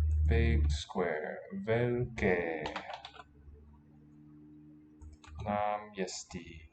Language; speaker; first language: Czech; non-native, learner; English